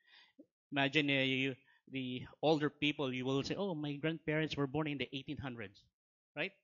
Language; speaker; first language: English; non-native, local second language; Filipino